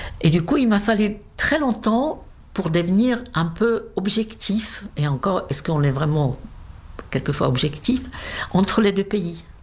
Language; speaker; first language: French; non-native, fluent; Czech